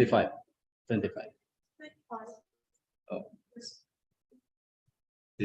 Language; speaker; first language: English; non-native, learner; Indonesian